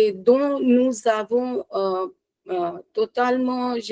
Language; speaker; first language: French; non-native, fluent; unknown